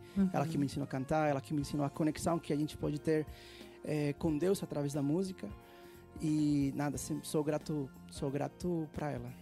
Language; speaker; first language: Portuguese; non-native, fluent; Spanish